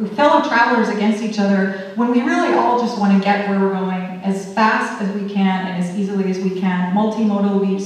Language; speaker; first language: English; native; English